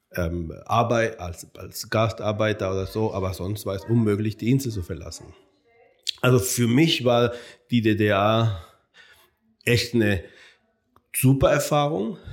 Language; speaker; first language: German; non-native, fluent; Spanish